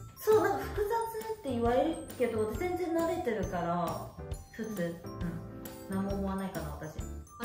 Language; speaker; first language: Japanese; non-native, local second language; Chinese